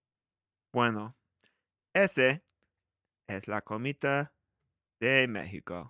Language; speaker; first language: Spanish; non-native, learner; English